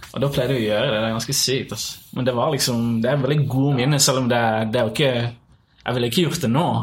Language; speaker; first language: Norwegian; early bilingual, other home language; Bosnian